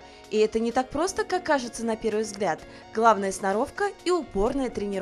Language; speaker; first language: Russian; native; Russian